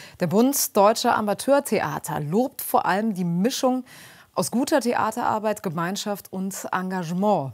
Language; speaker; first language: German; native; German